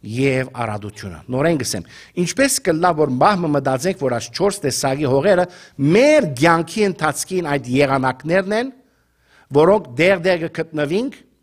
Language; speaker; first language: Armenian; native; Armenian